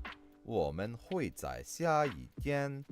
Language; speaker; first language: Chinese; non-native, learner; English